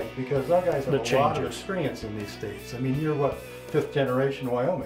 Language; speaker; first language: English; native; English